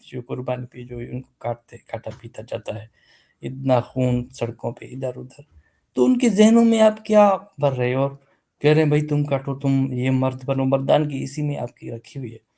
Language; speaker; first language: Urdu; non-native, local second language; Sindhi